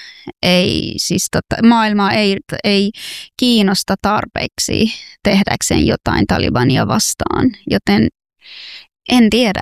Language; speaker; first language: Finnish; non-native, fluent; Persian